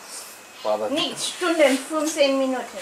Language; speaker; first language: German; non-native, learner; Thai